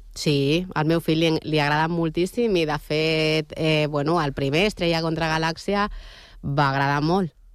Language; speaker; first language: Catalan; non-native, local second language; Spanish